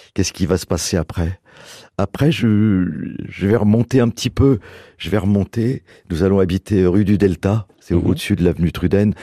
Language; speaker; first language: French; native; French